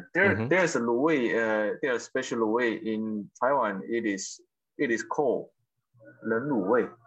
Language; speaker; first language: English; non-native, local second language; Chinese